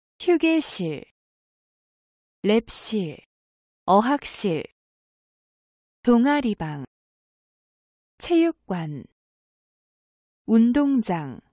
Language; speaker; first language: Korean; non-native, fluent; Vietnamese